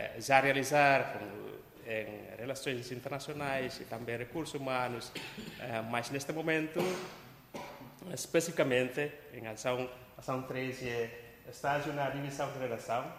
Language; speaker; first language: Portuguese; non-native, local second language; Tetum